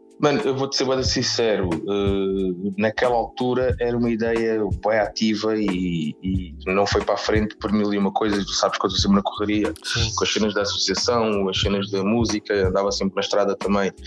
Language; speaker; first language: Portuguese; native; Portuguese